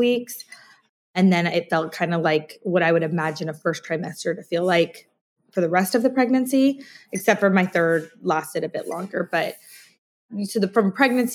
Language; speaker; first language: English; native; English